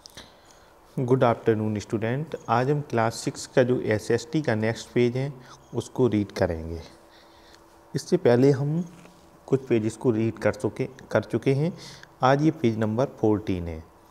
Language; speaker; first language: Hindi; native; Hindi